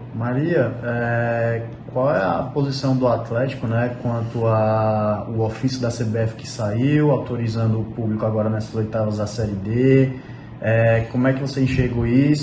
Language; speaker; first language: Portuguese; native; Portuguese